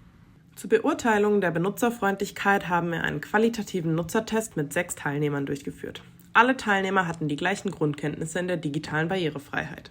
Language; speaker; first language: German; native; German